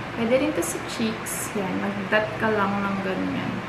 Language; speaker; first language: Filipino; native; Filipino